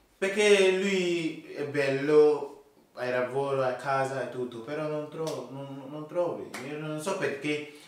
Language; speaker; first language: Italian; non-native, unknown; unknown